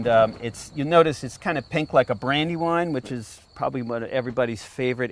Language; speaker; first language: English; native; English